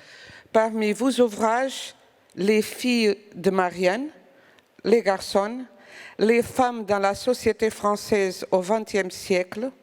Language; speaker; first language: French; non-native, fluent; Portuguese